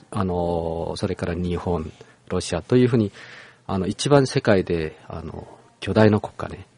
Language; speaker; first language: Japanese; non-native, fluent; Korean